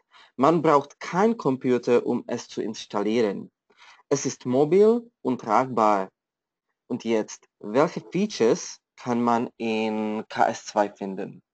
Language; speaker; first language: German; non-native, fluent; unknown